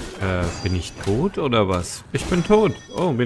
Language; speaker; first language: German; native; German